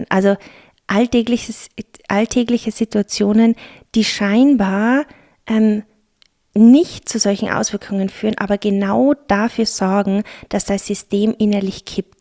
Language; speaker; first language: German; native; German